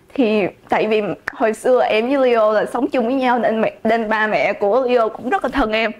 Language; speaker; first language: Vietnamese; early bilingual, heritage; Vietnamese